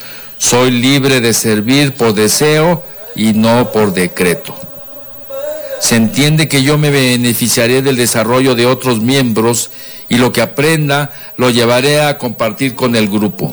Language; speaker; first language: Spanish; native; Spanish